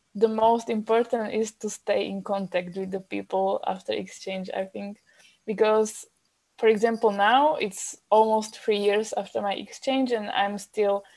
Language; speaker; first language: English; non-native, fluent; Slovak